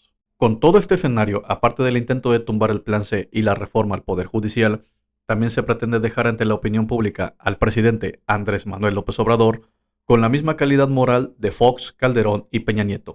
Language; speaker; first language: Spanish; native; Spanish